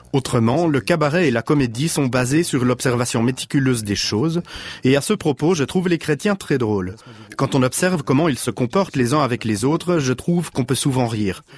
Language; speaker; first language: French; non-native, fluent; German